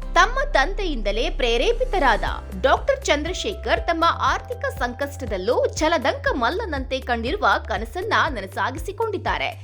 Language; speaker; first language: Kannada; native; Kannada